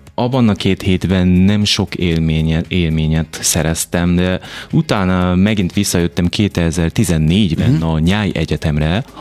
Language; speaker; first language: Hungarian; non-native, fluent; Japanese